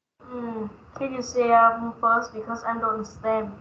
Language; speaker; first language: English; non-native, learner; Vietnamese